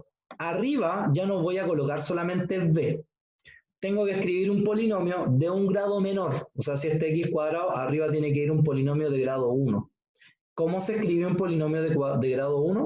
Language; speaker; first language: Spanish; native; Spanish